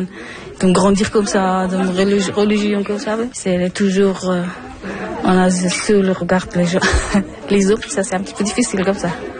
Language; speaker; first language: French; non-native, learner; Persian